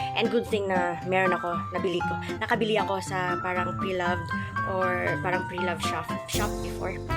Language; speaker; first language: Filipino; native; Filipino